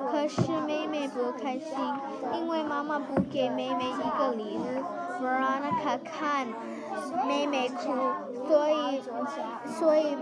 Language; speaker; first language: Chinese; non-native, learner; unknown